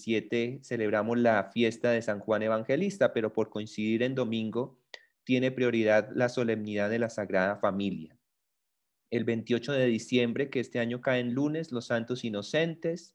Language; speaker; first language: Spanish; native; Spanish